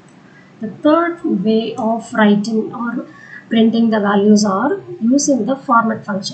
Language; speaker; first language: English; non-native, local second language; Tamil